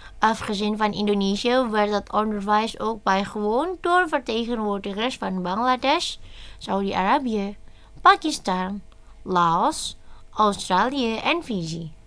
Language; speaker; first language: Dutch; non-native, learner; Indonesian